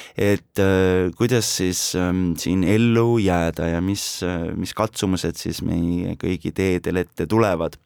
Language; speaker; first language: Estonian; native; Estonian